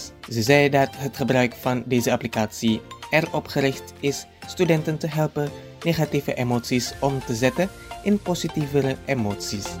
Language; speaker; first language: Dutch; non-native, fluent; Indonesian